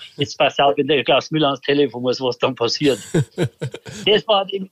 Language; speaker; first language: German; native; German